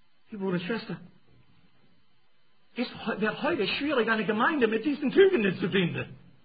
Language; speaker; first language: German; non-native, fluent; English